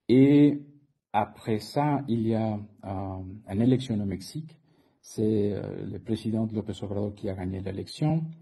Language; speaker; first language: French; non-native, fluent; Spanish